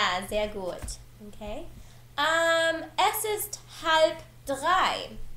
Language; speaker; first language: German; non-native, learner; English